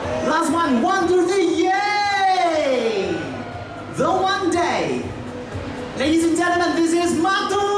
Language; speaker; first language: English; non-native, fluent; Thai